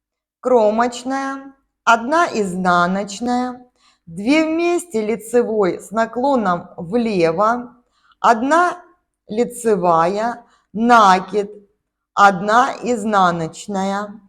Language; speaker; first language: Russian; native; Russian